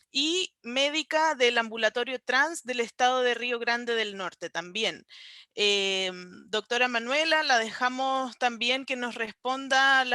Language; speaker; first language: Spanish; native; Spanish